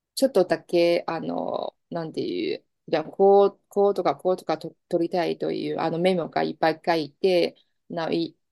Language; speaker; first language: Japanese; non-native, fluent; Chinese